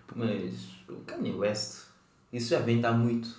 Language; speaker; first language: Portuguese; non-native, local second language; Kabuverdianu